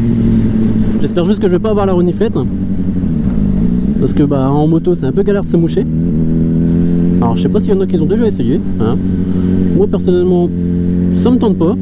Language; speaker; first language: French; native; French